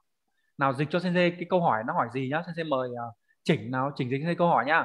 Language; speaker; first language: Vietnamese; native; Vietnamese